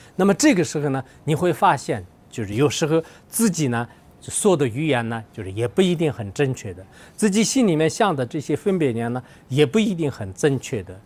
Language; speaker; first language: Chinese; non-native, local second language; Tibetan